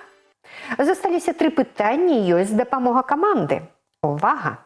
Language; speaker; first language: Belarusian; native; Belarusian